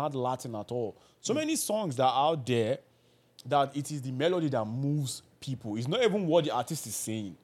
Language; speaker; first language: English; non-native, local second language; Yoruba